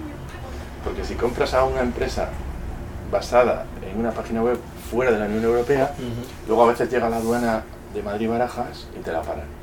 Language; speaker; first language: Spanish; native; Spanish